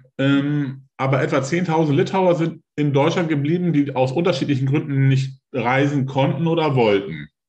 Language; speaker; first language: German; early bilingual, other home language; Lithuanian